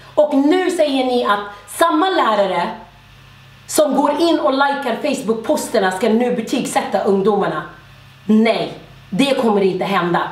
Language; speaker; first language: Swedish; early bilingual, other home language; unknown